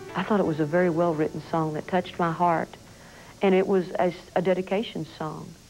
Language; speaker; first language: English; native; English